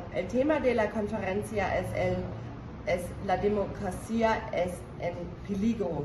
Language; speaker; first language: Spanish; non-native, fluent; German